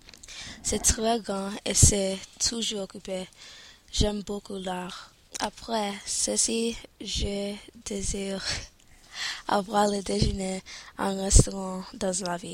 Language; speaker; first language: French; non-native, learner; English